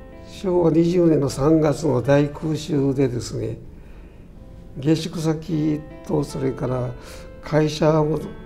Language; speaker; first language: Japanese; native; Japanese